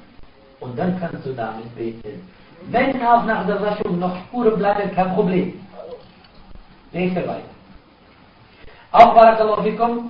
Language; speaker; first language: German; non-native, fluent; Arabic